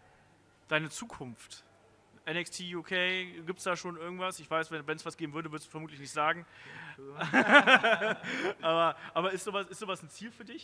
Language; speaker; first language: German; native; German